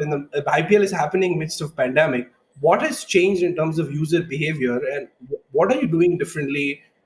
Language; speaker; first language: English; non-native, local second language; Hindi